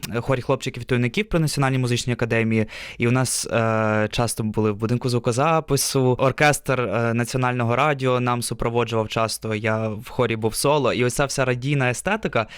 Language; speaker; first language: Ukrainian; non-native, local second language; Russian